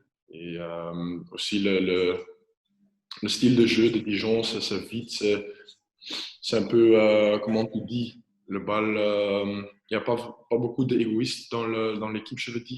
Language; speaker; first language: French; non-native, local second language; Dutch